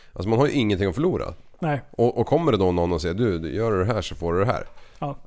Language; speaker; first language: Swedish; native; Swedish